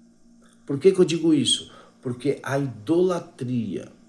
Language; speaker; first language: Portuguese; native; Portuguese